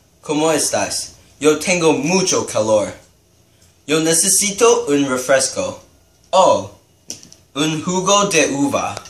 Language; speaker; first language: Spanish; non-native, learner; English